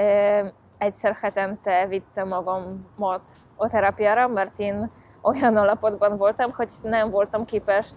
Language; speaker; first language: Hungarian; non-native, fluent; Polish